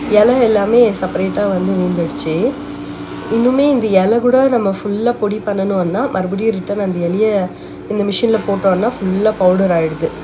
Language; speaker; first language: Tamil; non-native, local second language; Telugu